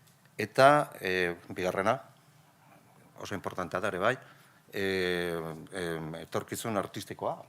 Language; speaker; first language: Basque; non-native, local second language; Spanish